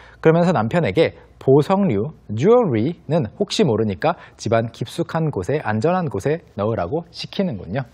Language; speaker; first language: Korean; native; Korean